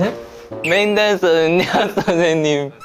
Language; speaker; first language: Korean; non-native, learner; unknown